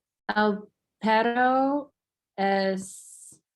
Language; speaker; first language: Spanish; non-native, learner; English